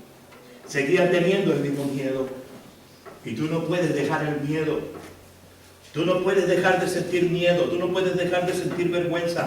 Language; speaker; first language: Spanish; native; Spanish